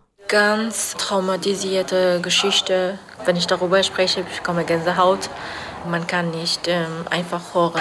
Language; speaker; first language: German; non-native, fluent; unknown